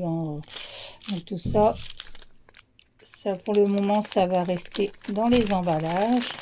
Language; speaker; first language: French; native; French